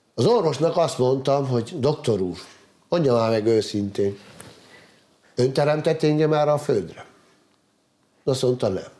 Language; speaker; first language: Hungarian; native; Hungarian